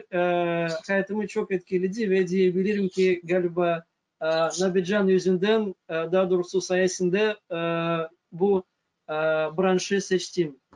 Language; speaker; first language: Turkish; non-native, fluent; Russian